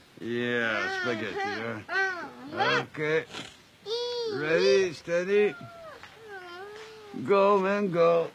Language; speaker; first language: English; non-native, local second language; Dutch